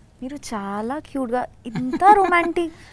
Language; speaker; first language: Telugu; non-native, learner; Bangla